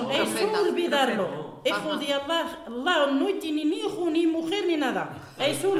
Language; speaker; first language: Spanish; non-native, learner; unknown